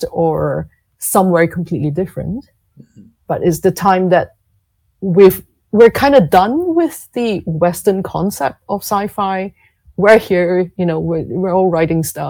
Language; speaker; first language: English; non-native, local second language; Cantonese